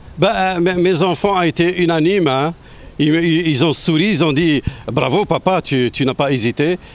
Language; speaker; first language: French; non-native, local second language; Arabic